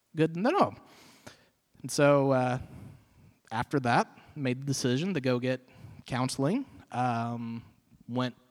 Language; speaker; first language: English; native; English